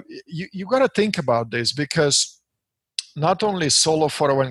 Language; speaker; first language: English; non-native, fluent; Russian